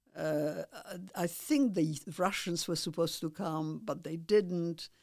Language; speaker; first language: English; non-native, fluent; Polish